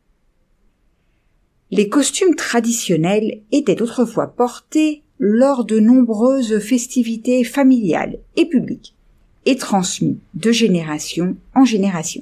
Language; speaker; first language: French; native; French